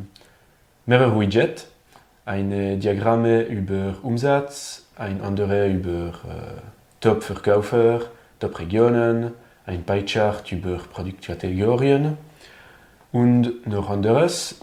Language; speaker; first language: German; non-native, learner; French